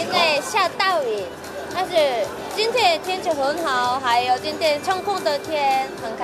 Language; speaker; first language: Chinese; non-native, learner; Korean